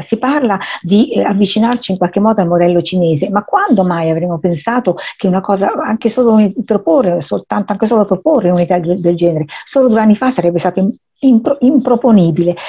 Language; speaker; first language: Italian; native; Italian